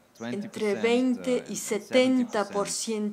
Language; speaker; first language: Spanish; non-native, learner; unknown